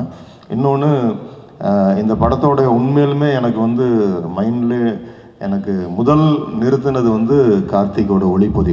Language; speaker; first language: Tamil; native; Tamil